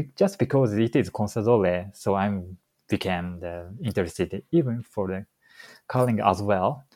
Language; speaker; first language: English; non-native, fluent; Japanese